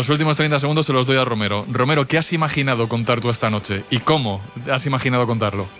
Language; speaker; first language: Spanish; native; Spanish